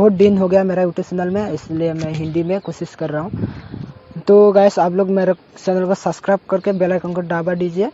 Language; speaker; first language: Hindi; non-native, local second language; Bodo